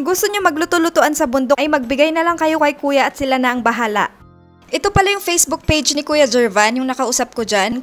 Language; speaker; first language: Filipino; native; Filipino